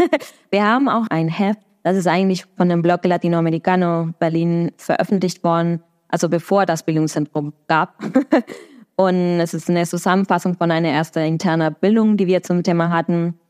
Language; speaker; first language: German; non-native, fluent; Spanish